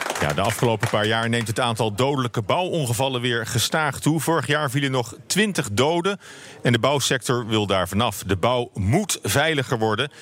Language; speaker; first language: Dutch; native; Dutch